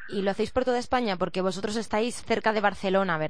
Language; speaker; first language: Spanish; native; Spanish